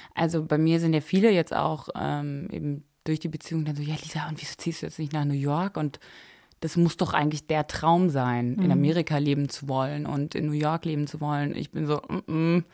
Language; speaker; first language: German; native; German